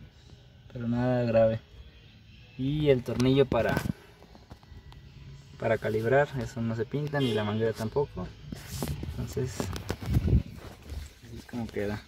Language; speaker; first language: Spanish; native; Spanish